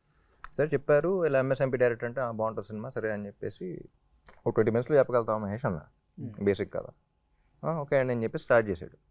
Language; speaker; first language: Telugu; native; Telugu